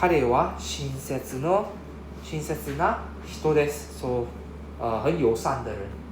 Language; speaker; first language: Japanese; non-native, fluent; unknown